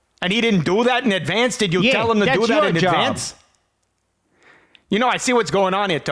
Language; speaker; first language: English; native; English